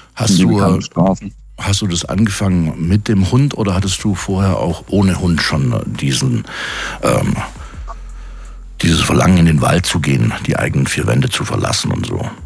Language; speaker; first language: German; native; German